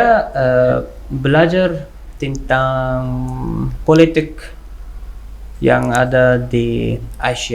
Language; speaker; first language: Indonesian; non-native, learner; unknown